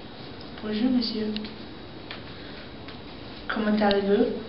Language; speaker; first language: French; non-native, learner; English